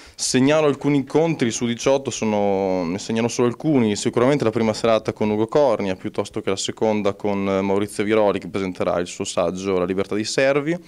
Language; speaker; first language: Italian; native; Italian